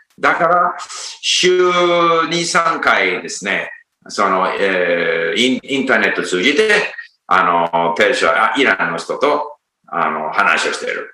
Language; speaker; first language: Japanese; non-native, fluent; English